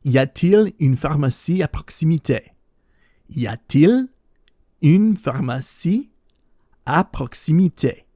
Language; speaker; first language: French; non-native, fluent; English